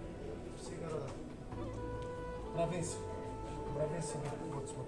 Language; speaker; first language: Russian; non-native, learner; Arabic